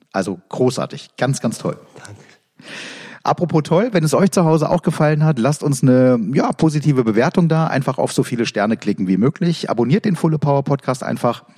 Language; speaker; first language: German; native; German